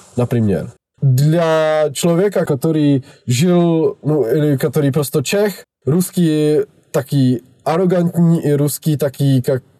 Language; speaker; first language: Russian; non-native, fluent; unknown